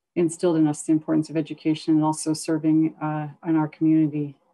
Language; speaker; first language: English; native; English